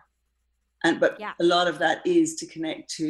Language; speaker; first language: English; native; English